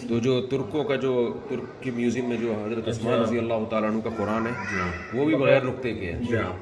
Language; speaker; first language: Urdu; native; Urdu